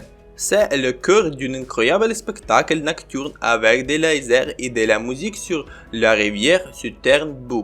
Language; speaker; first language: French; non-native, learner; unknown